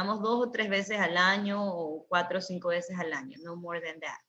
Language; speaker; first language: Spanish; native; Spanish